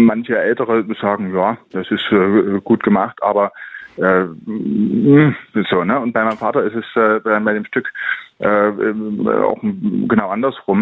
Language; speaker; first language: German; native; German